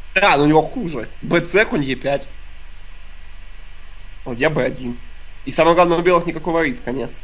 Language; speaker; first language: Russian; native; Russian